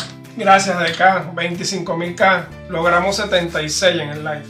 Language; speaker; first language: Spanish; native; Spanish